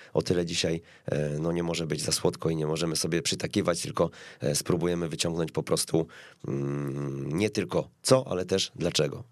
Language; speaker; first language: Polish; native; Polish